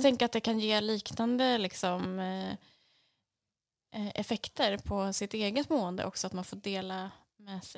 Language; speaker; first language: Swedish; native; Swedish